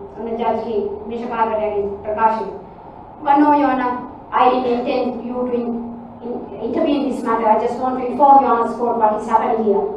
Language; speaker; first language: English; non-native, local second language; Sinhala